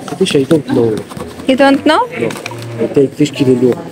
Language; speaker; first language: English; non-native, learner; Greek